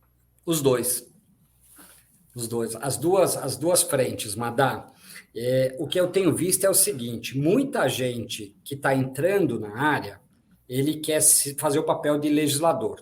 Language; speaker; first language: Portuguese; native; Portuguese